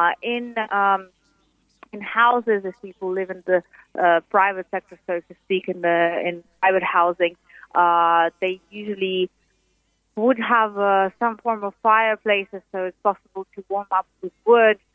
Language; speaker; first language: English; non-native, fluent; Ukrainian